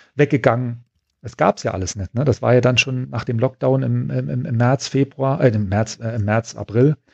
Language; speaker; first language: German; native; German